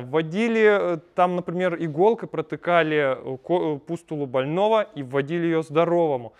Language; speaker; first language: Russian; native; Russian